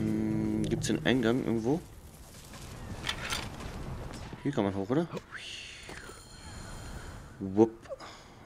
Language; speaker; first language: German; native; German